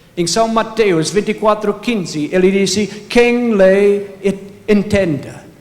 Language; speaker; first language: Portuguese; non-native, fluent; English